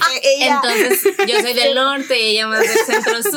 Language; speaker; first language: Spanish; native; Spanish